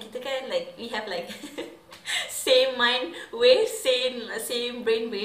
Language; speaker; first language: English; non-native, local second language; Malay